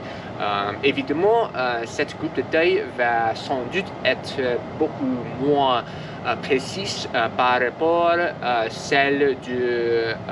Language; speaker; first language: French; non-native, learner; English